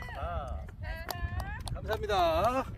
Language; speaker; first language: Korean; native; Korean